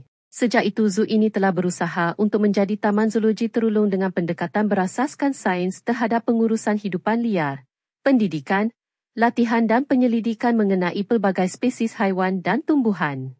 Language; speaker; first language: Malay; native; Malay